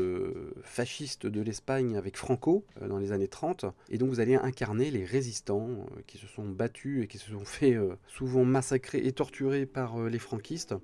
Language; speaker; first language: French; native; French